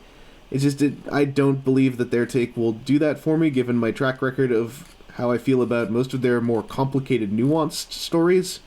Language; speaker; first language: English; native; English